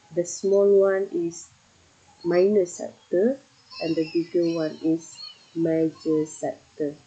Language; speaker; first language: English; non-native, local second language; Malay